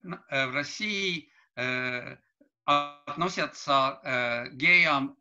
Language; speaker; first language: Russian; non-native, learner; Estonian